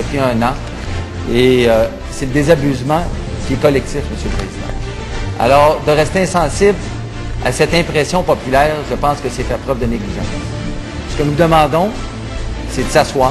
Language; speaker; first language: French; native; French